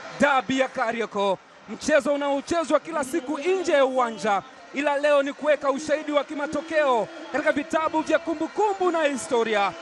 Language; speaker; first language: Swahili; native; Swahili